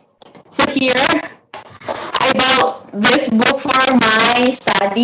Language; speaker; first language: English; non-native, learner; Indonesian